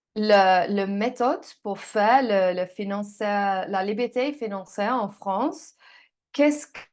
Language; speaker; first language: French; non-native, learner; English